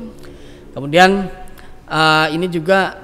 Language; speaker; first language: Indonesian; native; Indonesian